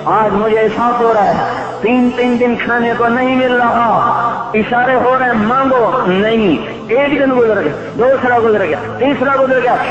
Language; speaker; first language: Urdu; non-native, local second language; Punjabi